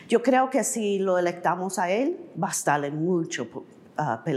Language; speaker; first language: Spanish; early bilingual, heritage; English